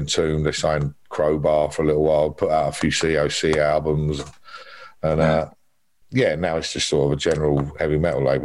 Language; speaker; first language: English; native; English